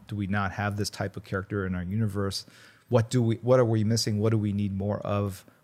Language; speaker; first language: English; early bilingual, other home language; Korean